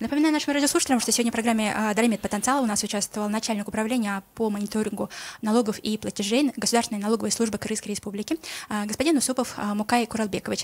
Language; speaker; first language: Russian; non-native, local second language; Kyrgyz